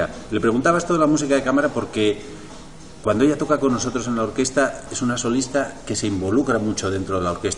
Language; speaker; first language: Spanish; native; Spanish